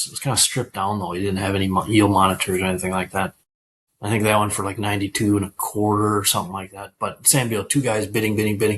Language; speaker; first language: English; native; English